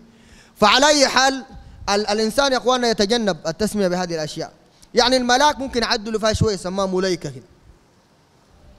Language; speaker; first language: Arabic; native; Arabic